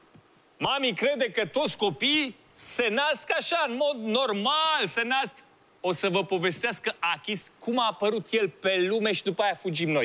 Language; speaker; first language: Romanian; native; Romanian